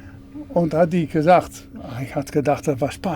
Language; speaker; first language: German; non-native, learner; Dutch